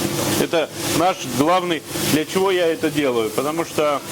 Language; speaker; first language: Russian; native; Russian